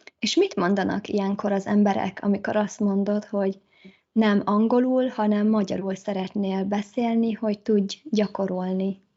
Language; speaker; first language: Hungarian; native; Hungarian